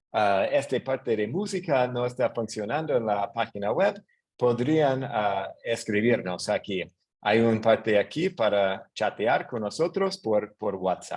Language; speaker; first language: Spanish; non-native, fluent; English